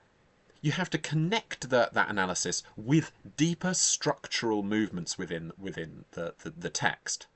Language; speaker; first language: English; native; English